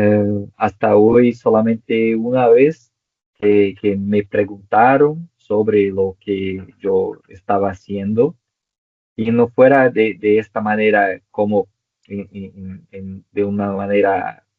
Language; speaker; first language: Spanish; non-native, local second language; Portuguese